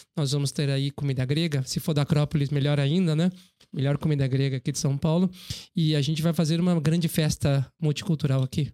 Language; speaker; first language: Portuguese; early bilingual, other home language; Korean